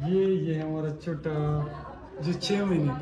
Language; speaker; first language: Hindi; non-native, fluent; Pashto